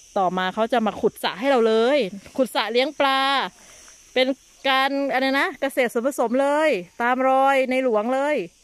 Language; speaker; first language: Thai; native; Thai